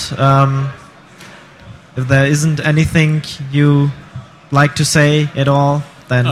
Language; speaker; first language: English; non-native, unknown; German